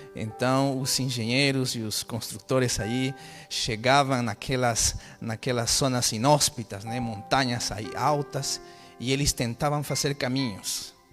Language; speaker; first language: Portuguese; non-native, fluent; Spanish